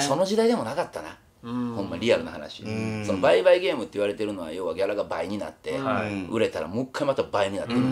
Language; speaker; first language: Japanese; native; Japanese